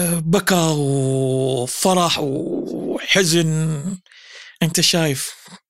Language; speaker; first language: Arabic; early bilingual, other home language; Indonesian